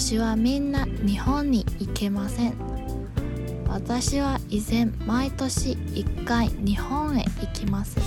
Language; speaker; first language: Japanese; non-native, learner; Chinese